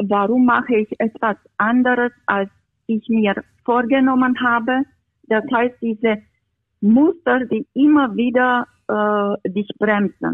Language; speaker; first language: German; non-native, fluent; Romanian